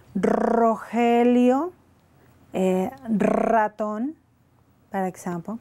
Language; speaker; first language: French; non-native, fluent; Spanish